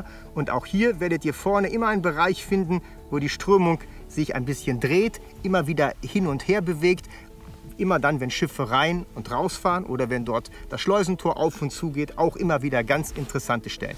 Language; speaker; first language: German; native; German